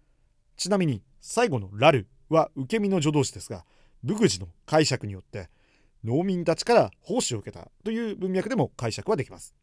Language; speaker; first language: Japanese; native; Japanese